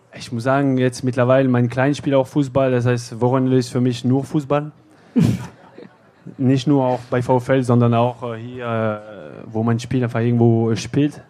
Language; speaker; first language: German; non-native, learner; French